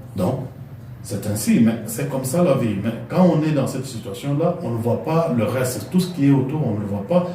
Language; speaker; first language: French; non-native, local second language; Lingala